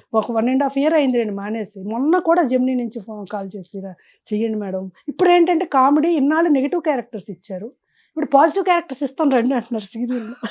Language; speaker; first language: Telugu; native; Telugu